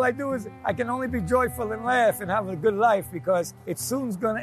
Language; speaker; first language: English; native; English